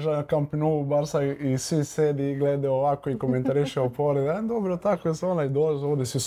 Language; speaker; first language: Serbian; non-native, learner; Portuguese